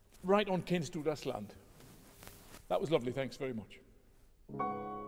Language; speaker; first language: English; native; English